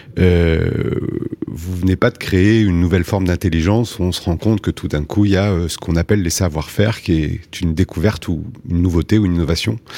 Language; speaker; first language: French; native; French